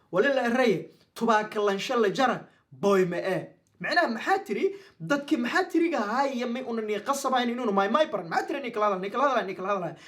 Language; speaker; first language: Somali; non-native, local second language; Maay